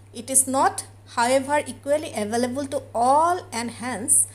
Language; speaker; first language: English; non-native, local second language; Assamese